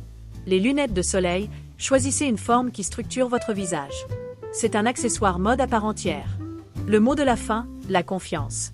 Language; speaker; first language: French; native; French